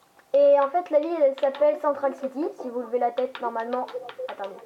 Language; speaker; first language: French; native; French